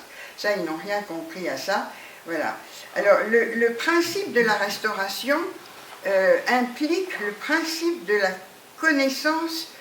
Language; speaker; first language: French; native; French